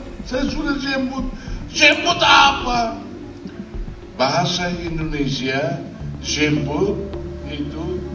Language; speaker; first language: Indonesian; non-native, fluent; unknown